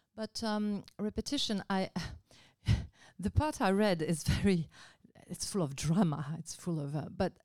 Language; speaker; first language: English; non-native, fluent; French